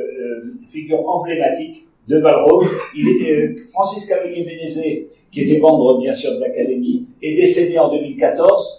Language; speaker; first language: French; native; French